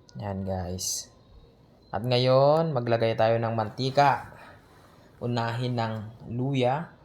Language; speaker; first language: Filipino; non-native, local second language; Iloko